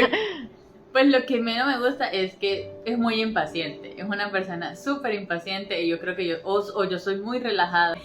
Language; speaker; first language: Spanish; native; Spanish